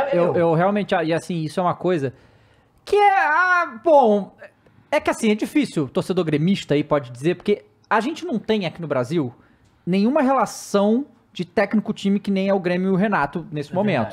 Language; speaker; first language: Portuguese; native; Portuguese